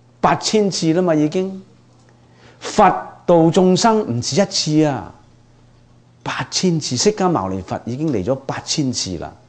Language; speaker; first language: Chinese; non-native, local second language; Cantonese